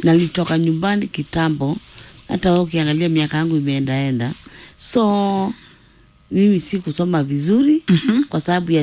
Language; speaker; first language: Swahili; non-native, local second language; Kamba